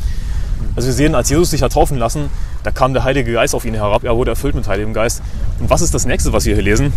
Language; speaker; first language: German; native; German